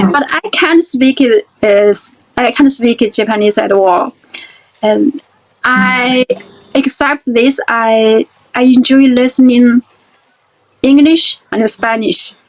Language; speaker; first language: English; non-native, fluent; Chinese